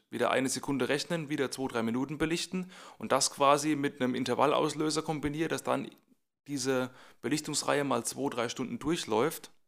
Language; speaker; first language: German; native; German